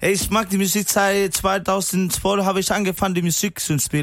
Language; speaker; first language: German; non-native, learner; Spanish